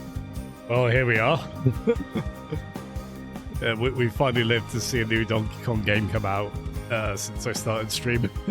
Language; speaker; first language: English; native; English